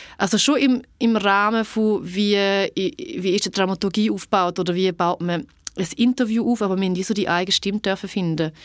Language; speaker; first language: German; early bilingual, other home language; Albanian